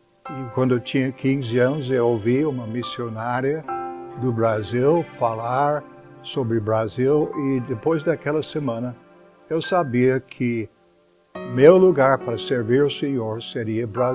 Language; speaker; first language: Portuguese; non-native, fluent; English